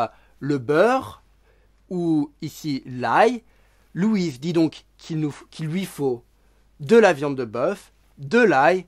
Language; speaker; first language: French; native; French